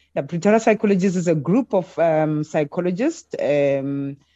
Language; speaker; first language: English; non-native, local second language; Southern Sotho